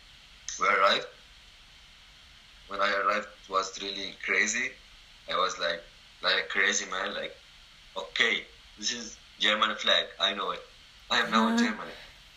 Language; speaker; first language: English; non-native, learner; Arabic